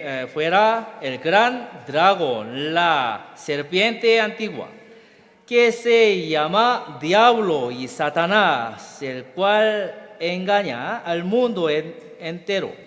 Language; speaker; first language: Spanish; non-native, learner; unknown